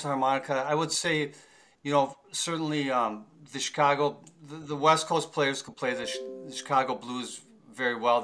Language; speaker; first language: English; native; English